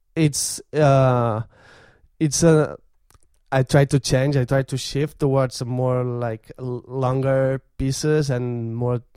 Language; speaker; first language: English; non-native, fluent; Catalan